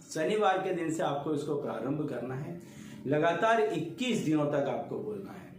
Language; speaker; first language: Hindi; native; Hindi